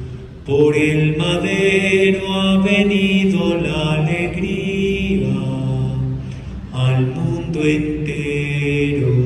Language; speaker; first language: Spanish; native; Spanish